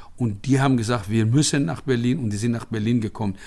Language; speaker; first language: German; non-native, fluent; Persian